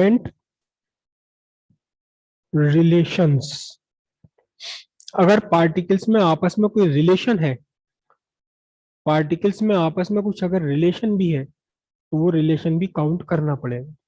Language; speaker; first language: Hindi; native; Hindi